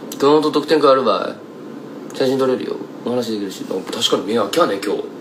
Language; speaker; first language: Japanese; native; Japanese